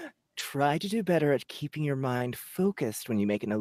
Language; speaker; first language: English; native; English